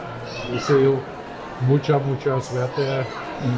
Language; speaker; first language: Spanish; non-native, learner; German